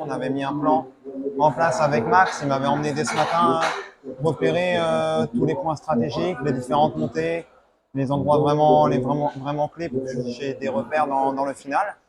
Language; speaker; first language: French; native; French